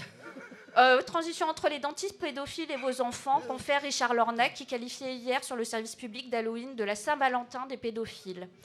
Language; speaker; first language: French; native; French